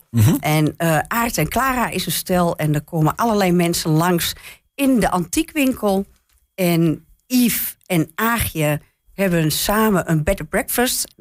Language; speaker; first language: Dutch; native; Dutch